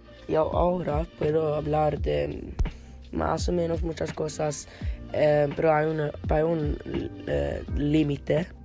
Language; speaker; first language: Spanish; non-native, learner; Swedish